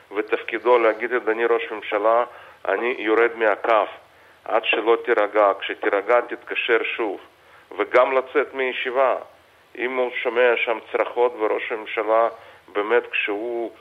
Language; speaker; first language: Hebrew; non-native, fluent; Russian